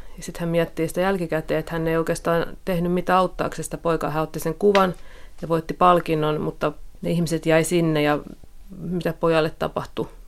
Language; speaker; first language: Finnish; native; Finnish